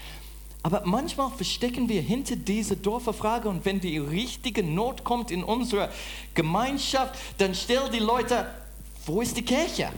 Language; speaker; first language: German; non-native, fluent; English